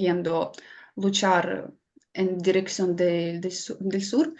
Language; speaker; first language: Spanish; non-native, fluent; Ukrainian